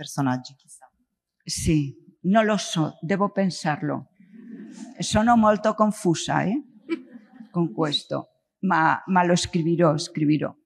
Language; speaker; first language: Italian; non-native, learner; Spanish